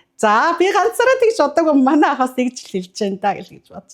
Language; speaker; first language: Mongolian; native; Mongolian